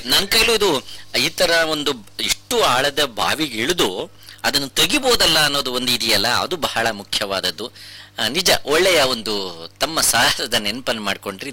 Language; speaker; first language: Kannada; native; Kannada